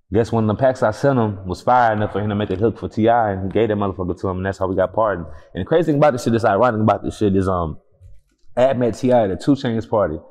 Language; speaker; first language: English; native; English